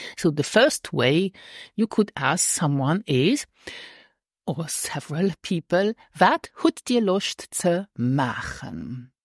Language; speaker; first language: English; non-native, fluent; Luxembourgish